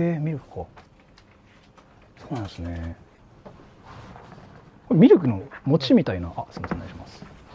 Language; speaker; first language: Japanese; native; Japanese